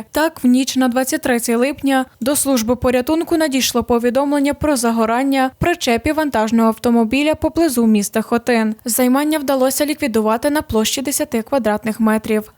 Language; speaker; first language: Ukrainian; native; Ukrainian